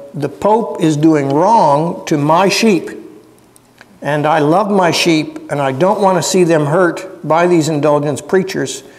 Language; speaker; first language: English; native; English